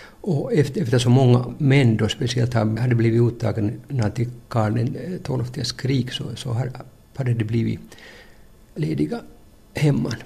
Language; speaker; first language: Swedish; native; Swedish